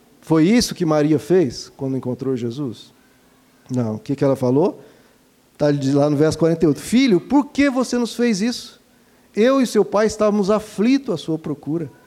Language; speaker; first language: Portuguese; native; Portuguese